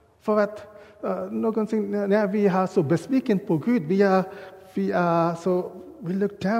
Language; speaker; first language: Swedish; non-native, learner; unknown